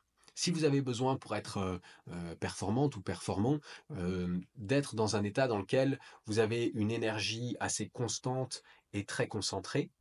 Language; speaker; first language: French; native; French